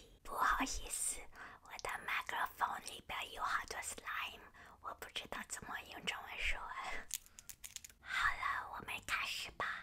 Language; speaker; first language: Chinese; early bilingual, heritage; Chinese